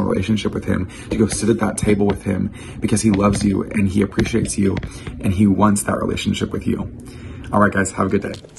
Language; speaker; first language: English; native; English